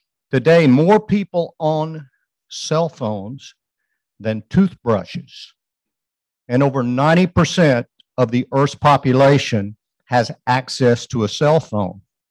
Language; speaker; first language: English; native; English